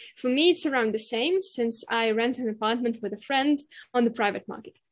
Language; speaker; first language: English; non-native, fluent; Russian